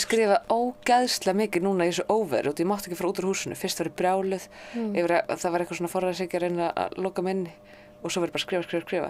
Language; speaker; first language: Icelandic; native; Icelandic